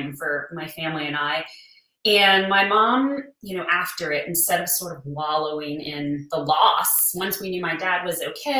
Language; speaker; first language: English; native; English